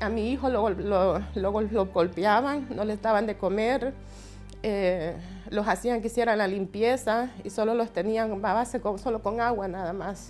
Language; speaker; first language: Spanish; native; Spanish